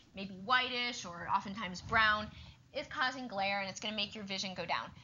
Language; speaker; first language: English; native; English